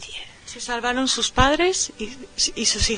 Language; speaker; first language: Spanish; native; Spanish